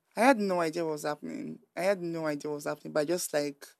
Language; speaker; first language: English; non-native, local second language; Yoruba